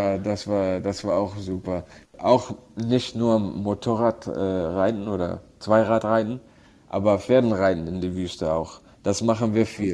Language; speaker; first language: German; non-native, learner; Arabic